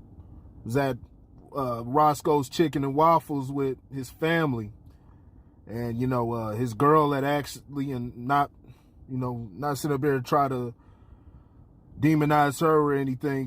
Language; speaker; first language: English; native; English